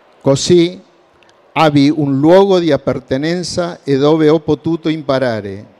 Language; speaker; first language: Italian; non-native, learner; Spanish